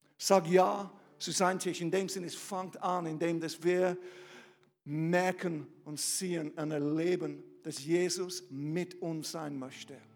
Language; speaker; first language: German; non-native, fluent; English